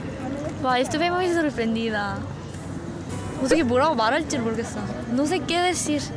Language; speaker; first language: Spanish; non-native, learner; Korean